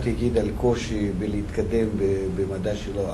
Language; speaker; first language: Hebrew; non-native, fluent; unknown